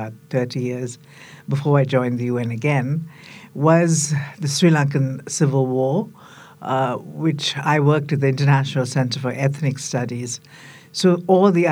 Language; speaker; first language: English; non-native, local second language; Tamil